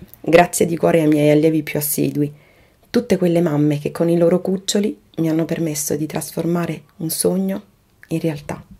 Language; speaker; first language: Italian; native; Italian